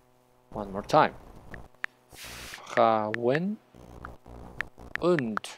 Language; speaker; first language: German; non-native, learner; Spanish